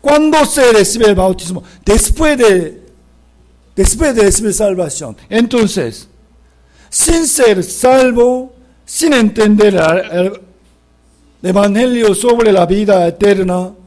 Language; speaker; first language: Spanish; non-native, fluent; Korean